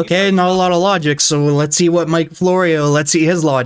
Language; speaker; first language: English; native; English